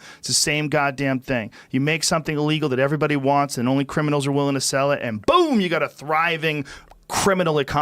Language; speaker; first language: English; native; English